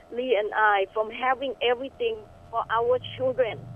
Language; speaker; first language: English; non-native, fluent; Thai